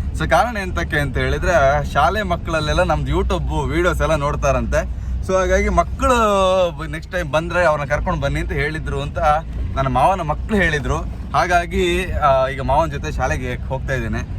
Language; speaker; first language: Kannada; non-native, local second language; Tulu